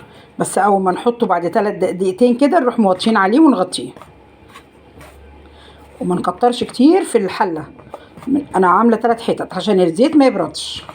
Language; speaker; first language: Arabic; native; Arabic